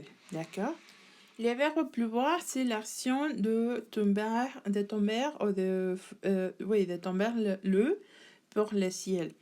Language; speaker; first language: French; non-native, learner; Spanish